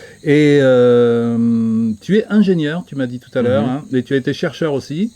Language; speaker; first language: French; native; French